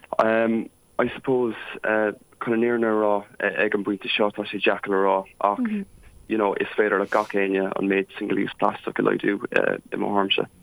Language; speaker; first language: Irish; non-native, local second language; English